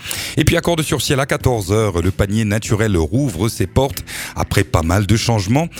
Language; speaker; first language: French; native; French